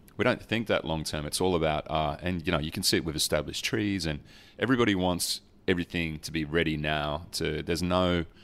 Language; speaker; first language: English; early bilingual, other home language; Dutch